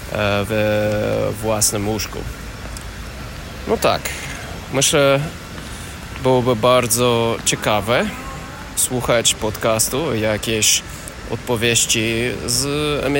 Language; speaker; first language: Polish; non-native, learner; English